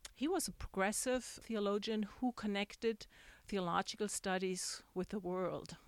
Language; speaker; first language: English; non-native, fluent; German